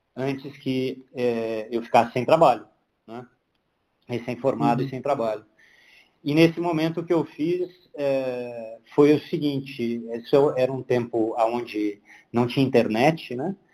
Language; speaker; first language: Portuguese; native; Portuguese